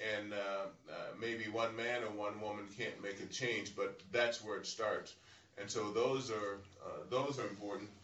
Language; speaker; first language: English; native; English